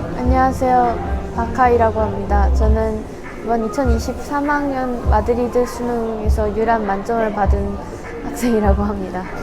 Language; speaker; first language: Korean; early bilingual, heritage; Korean